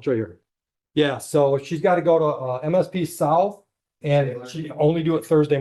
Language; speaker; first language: English; native; English